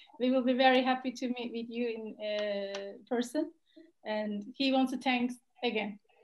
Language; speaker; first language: English; non-native, fluent; Turkish